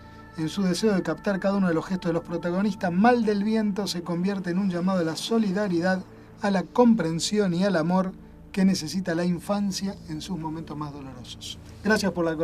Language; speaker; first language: Spanish; native; Spanish